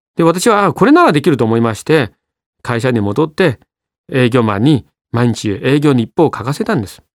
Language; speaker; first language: Japanese; non-native, fluent; Chinese